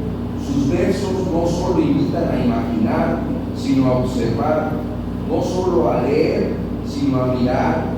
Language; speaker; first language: Spanish; native; Spanish